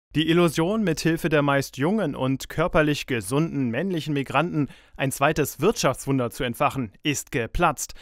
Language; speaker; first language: German; native; German